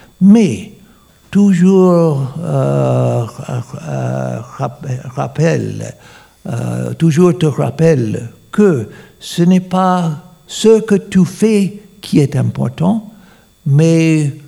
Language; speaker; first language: French; non-native, fluent; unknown